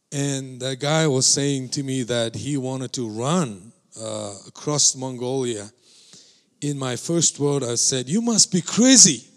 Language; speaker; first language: English; non-native, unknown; Mongolian